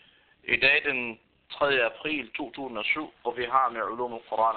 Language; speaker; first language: Danish; non-native, fluent; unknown